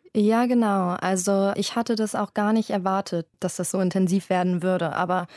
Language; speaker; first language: German; native; German